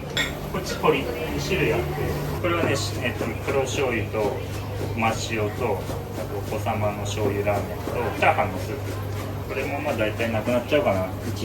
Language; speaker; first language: Japanese; native; Japanese